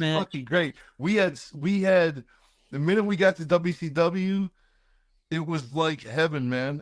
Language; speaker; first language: English; native; English